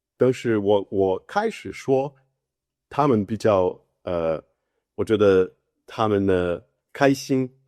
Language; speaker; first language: Chinese; non-native, learner; Portuguese